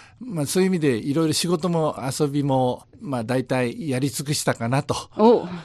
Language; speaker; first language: Japanese; native; Japanese